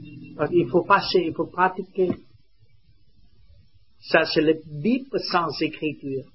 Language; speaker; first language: French; non-native, learner; Vietnamese